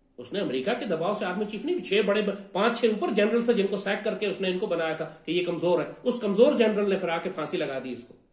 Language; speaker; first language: Urdu; native; Urdu